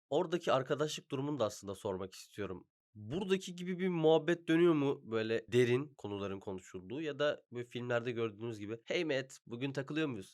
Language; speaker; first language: Turkish; native; Turkish